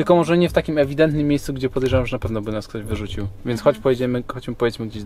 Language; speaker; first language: Polish; native; Polish